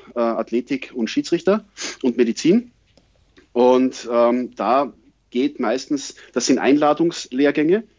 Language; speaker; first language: German; native; German